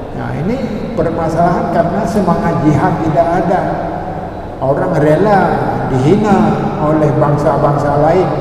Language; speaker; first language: Malay; non-native, local second language; Achinese